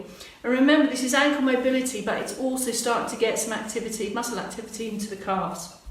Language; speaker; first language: English; native; English